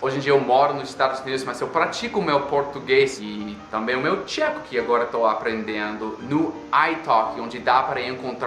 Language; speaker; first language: Portuguese; non-native, fluent; English